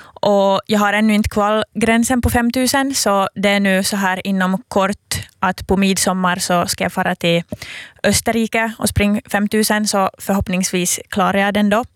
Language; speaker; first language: Swedish; native; Swedish